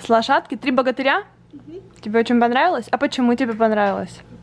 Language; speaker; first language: Russian; native; Russian